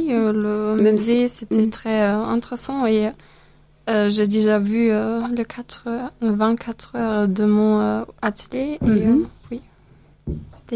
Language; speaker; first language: French; non-native, learner; German